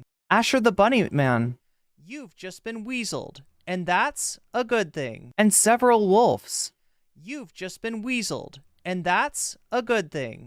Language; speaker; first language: English; native; English